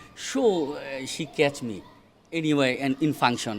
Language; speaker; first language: English; non-native, local second language; Bangla